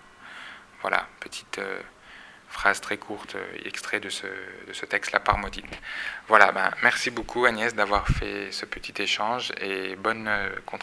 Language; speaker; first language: French; native; French